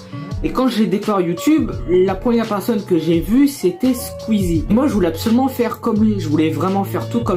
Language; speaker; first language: French; native; French